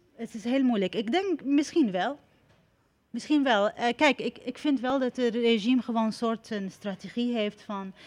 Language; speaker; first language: Dutch; non-native, fluent; Arabic